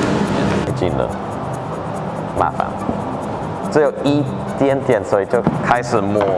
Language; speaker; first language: Chinese; non-native, fluent; English